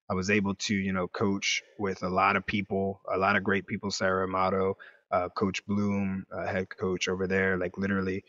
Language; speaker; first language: English; native; English